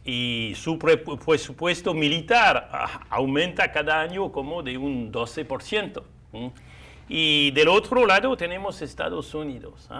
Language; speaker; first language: Spanish; non-native, fluent; French